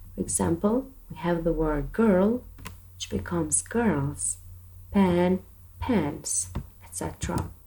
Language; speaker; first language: English; non-native, fluent; Albanian